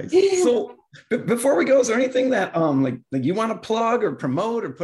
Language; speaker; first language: English; native; English